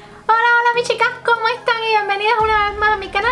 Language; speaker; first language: Spanish; native; Spanish